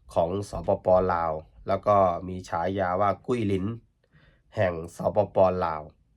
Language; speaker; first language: Thai; native; Thai